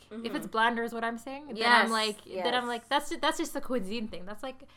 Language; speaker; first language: English; early bilingual, other home language; Sinhala